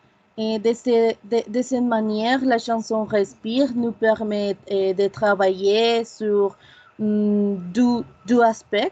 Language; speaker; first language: French; non-native, learner; Spanish